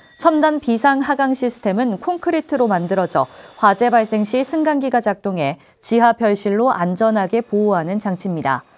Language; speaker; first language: Korean; native; Korean